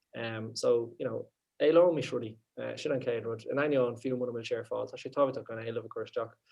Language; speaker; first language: Irish; non-native, local second language; English